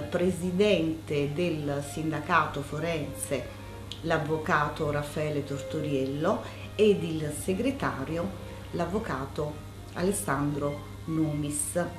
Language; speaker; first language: Italian; native; Italian